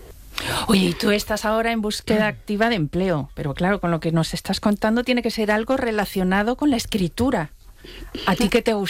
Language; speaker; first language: Spanish; native; Spanish